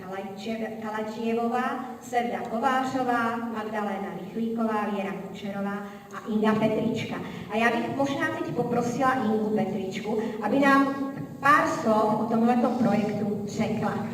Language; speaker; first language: Czech; native; Czech